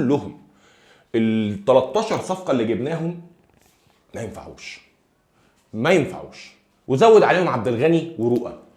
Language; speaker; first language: Arabic; native; Arabic